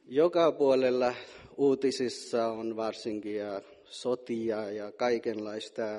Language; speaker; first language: Finnish; non-native, fluent; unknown